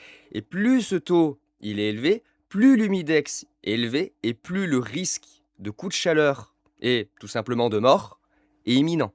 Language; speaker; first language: French; native; French